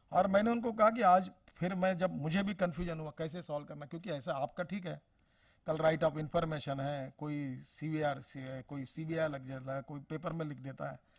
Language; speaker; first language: Hindi; non-native, local second language; Marathi